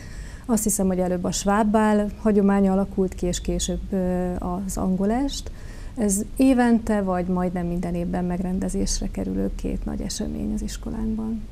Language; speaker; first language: Hungarian; native; Hungarian